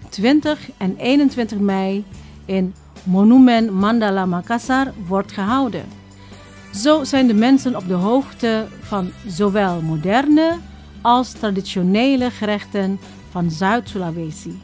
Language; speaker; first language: Dutch; non-native, fluent; Indonesian